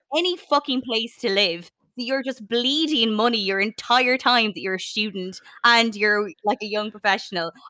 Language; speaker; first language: English; native; English